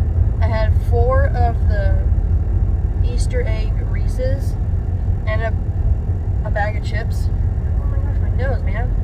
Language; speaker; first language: English; native; English